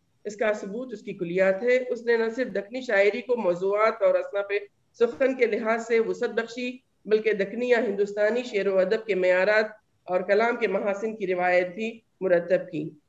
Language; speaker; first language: Urdu; native; Urdu